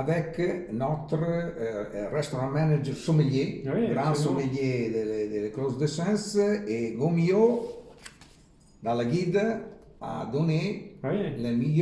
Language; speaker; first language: French; non-native, learner; Italian